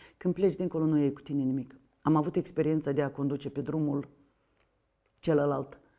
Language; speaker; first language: Romanian; native; Romanian